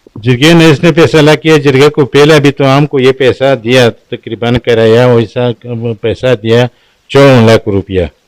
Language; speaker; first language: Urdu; non-native, local second language; Pashto